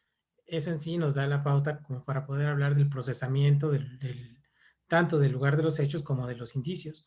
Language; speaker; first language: Spanish; native; Spanish